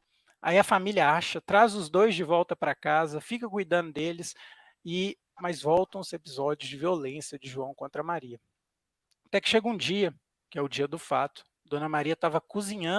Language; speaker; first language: Portuguese; native; Portuguese